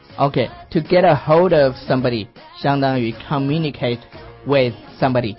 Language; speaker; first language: English; non-native, fluent; Chinese